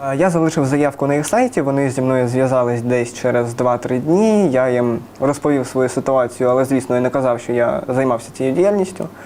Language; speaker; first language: Ukrainian; native; Ukrainian